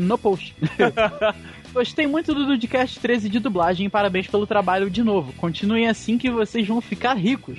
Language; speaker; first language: Portuguese; native; Portuguese